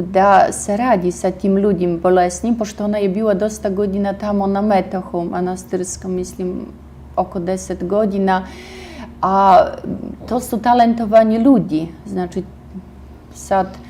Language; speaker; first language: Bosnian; non-native, fluent; Russian